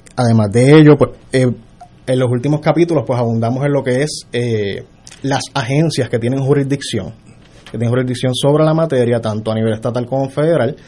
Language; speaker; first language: Spanish; native; Spanish